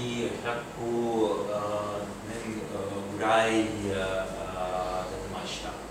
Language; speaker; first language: Japanese; non-native, learner; Ukrainian